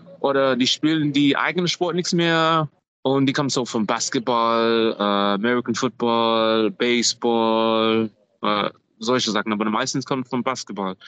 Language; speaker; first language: German; non-native, fluent; English